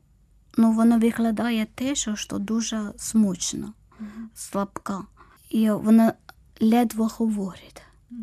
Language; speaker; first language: Ukrainian; non-native, learner; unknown